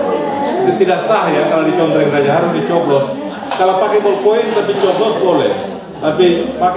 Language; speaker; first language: Indonesian; native; Indonesian